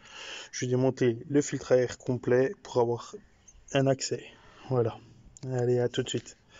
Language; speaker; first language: French; native; French